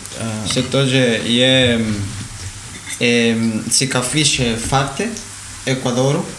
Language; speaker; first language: Ukrainian; non-native, learner; Spanish